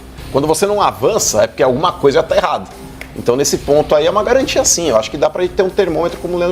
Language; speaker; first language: Portuguese; native; Portuguese